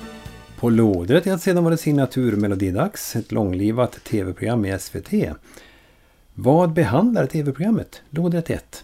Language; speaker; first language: Swedish; native; Swedish